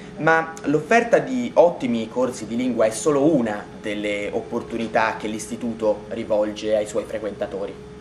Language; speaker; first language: Italian; native; Italian